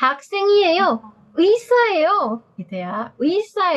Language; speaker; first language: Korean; non-native, fluent; Indonesian